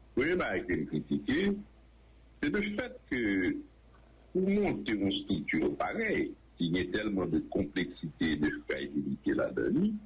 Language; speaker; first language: French; non-native, local second language; Haitian Creole